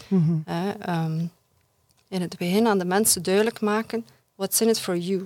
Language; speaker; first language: Dutch; native; Dutch